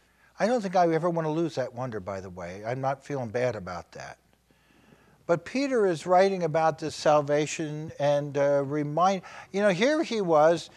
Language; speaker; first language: English; native; English